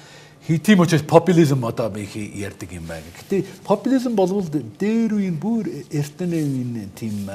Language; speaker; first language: Mongolian; non-native, fluent; English